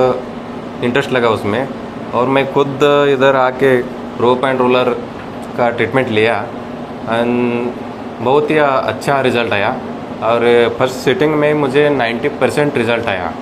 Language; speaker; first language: Hindi; non-native, local second language; Kannada